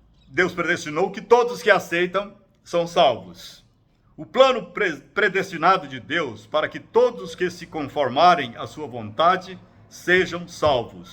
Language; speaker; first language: Portuguese; native; Portuguese